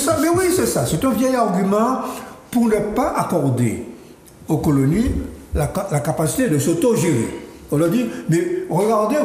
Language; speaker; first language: French; native; French